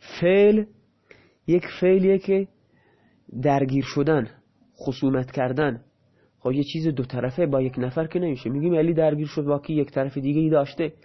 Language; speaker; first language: Persian; non-native, local second language; Baluchi